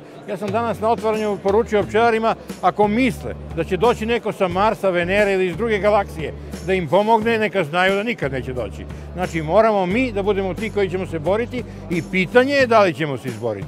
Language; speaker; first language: Serbian; native; Serbian